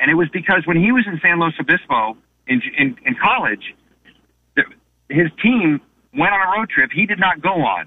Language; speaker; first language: English; native; English